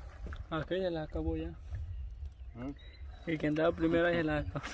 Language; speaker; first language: Spanish; native; Spanish